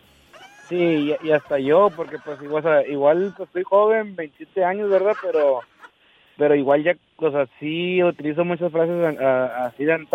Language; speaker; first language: Spanish; native; Spanish